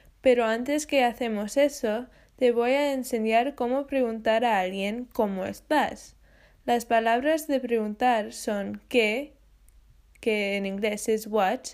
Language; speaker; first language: Spanish; non-native, fluent; English